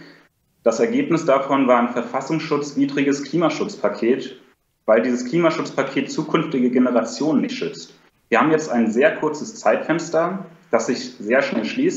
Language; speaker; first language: German; native; German